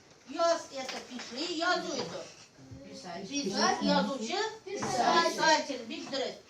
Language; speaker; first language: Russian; non-native, local second language; Tatar